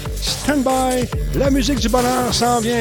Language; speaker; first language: French; native; French